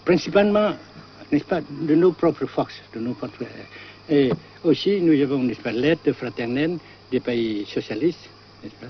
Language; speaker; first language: French; non-native, fluent; Vietnamese